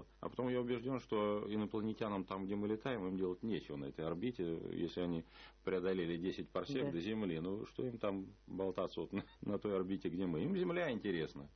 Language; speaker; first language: Russian; native; Russian